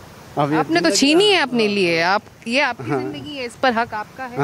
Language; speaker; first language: Hindi; native; Hindi